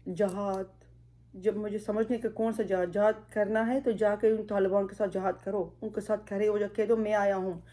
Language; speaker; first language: Urdu; non-native, fluent; Pashto